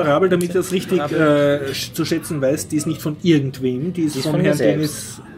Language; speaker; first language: German; native; German